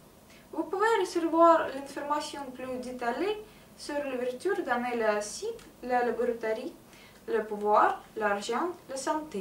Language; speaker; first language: French; non-native, learner; Russian